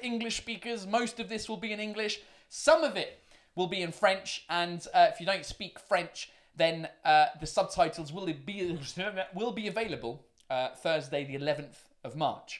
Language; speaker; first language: English; native; English